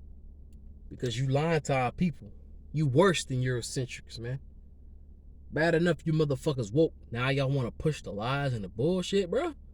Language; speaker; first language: English; native; English